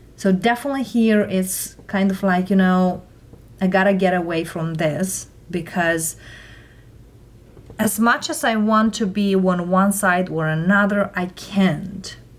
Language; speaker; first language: English; non-native, fluent; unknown